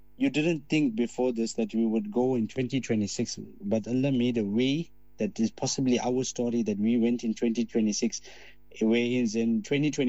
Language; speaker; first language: English; native; English